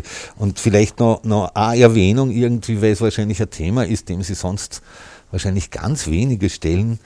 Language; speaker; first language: German; native; German